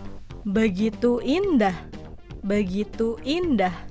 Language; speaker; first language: Indonesian; non-native, learner; Arabic